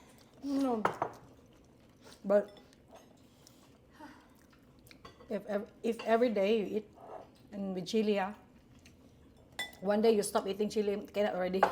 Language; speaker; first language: English; non-native, local second language; Filipino